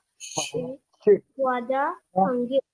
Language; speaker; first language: Chinese; non-native, learner; Urdu